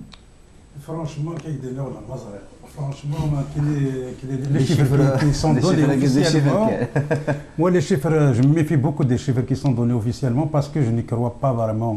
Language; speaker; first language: French; non-native, local second language; Kabyle